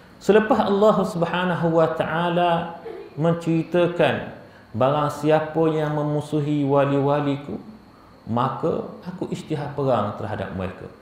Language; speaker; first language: Malay; native; Malay